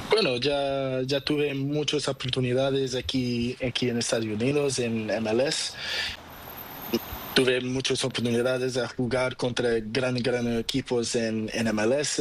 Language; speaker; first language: Spanish; non-native, fluent; Portuguese